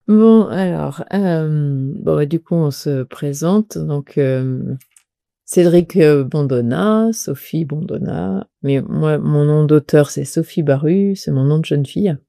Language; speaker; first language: French; native; French